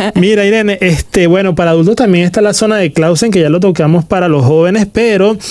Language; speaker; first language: Spanish; native; Spanish